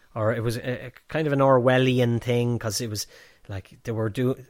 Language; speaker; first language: English; native; English